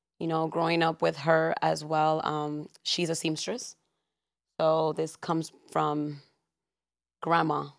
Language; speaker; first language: English; early bilingual, other home language; Spanish